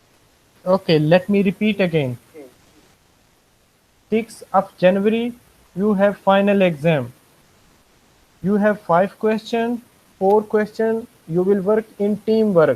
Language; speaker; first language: English; non-native, fluent; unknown